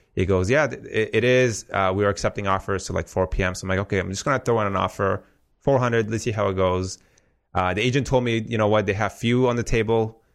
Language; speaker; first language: English; early bilingual, heritage; Persian